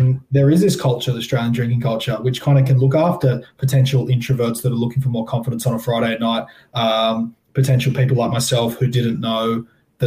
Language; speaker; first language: English; native; English